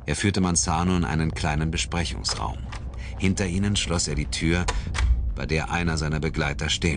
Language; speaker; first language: German; native; German